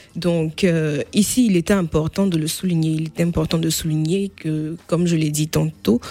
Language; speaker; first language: French; native; French